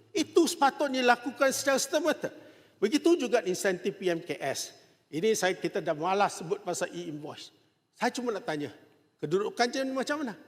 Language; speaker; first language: Malay; non-native, local second language; Chinese